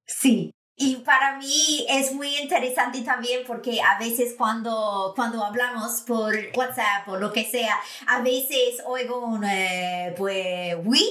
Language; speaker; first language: Spanish; non-native, fluent; English